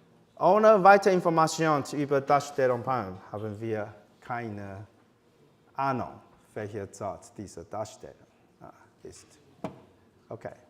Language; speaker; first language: German; non-native, learner; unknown